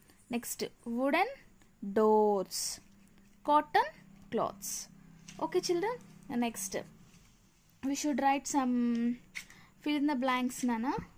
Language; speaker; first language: English; non-native, local second language; Telugu